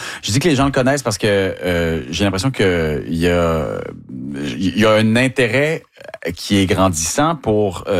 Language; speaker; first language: French; native; French